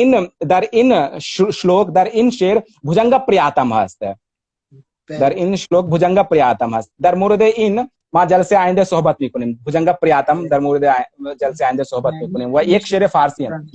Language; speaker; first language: Persian; non-native, learner; Hindi